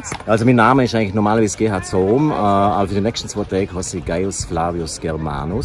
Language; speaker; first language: German; native; German